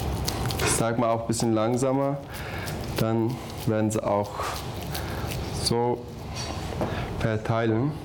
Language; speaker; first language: German; non-native, learner; Turkish